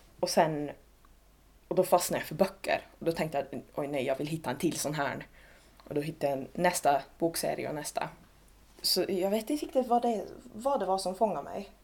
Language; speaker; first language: Swedish; native; Swedish